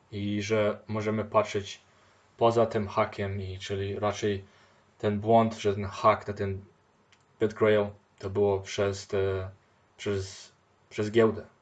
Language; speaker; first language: Polish; early bilingual, heritage; Polish